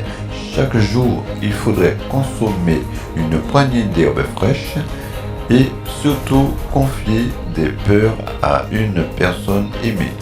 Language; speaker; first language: French; native; French